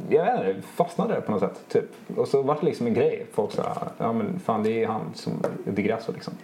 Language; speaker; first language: Swedish; early bilingual, other home language; Italian